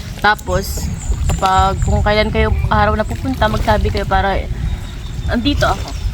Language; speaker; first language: Filipino; non-native, local second language; Bikol